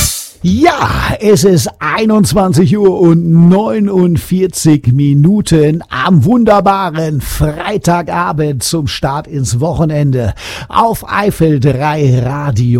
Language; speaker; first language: German; native; German